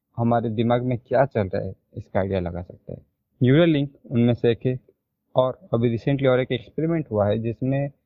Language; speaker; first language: Hindi; native; Hindi